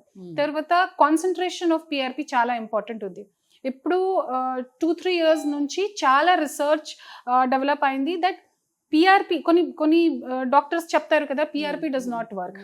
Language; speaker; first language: Telugu; non-native, fluent; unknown